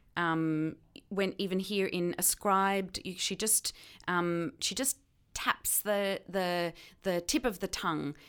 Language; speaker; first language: English; native; English